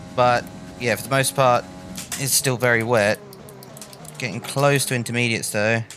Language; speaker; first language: English; native; English